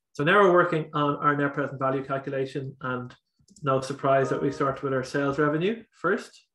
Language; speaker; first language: English; native; English